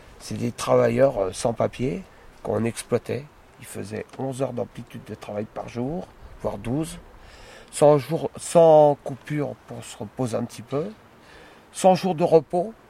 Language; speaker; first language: French; native; French